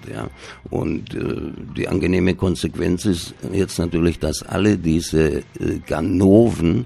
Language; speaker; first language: German; native; German